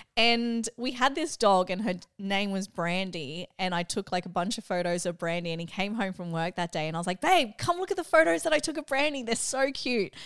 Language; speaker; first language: English; early bilingual, other home language; Filipino